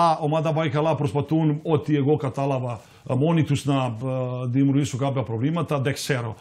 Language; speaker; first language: Greek; non-native, fluent; Serbian